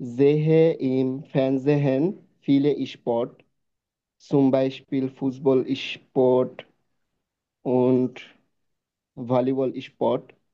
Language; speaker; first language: German; non-native, learner; Bangla